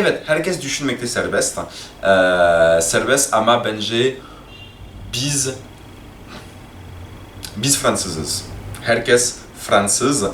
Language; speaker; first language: Turkish; non-native, learner; French